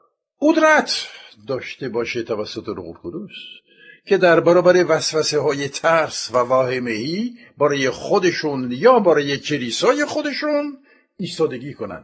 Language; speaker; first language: Persian; non-native, fluent; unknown